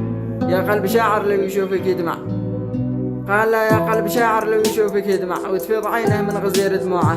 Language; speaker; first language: Arabic; native; Arabic